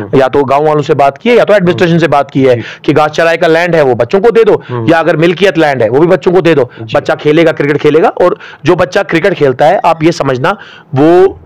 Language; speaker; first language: Urdu; non-native, local second language; Kashmiri